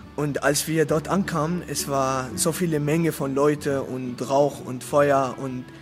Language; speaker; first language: German; non-native, learner; Arabic